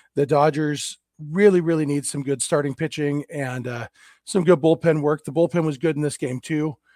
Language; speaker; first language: English; native; English